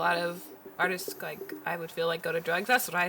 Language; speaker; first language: English; native; English